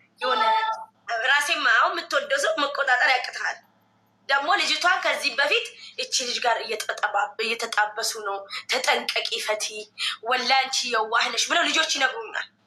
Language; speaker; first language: Amharic; non-native, local second language; Oromo